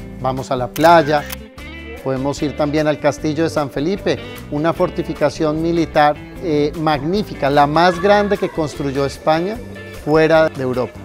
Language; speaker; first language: Spanish; native; Spanish